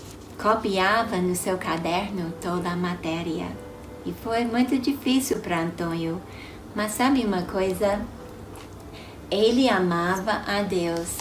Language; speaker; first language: Portuguese; non-native, fluent; English